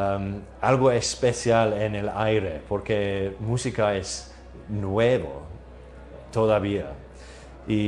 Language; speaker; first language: Spanish; non-native, learner; English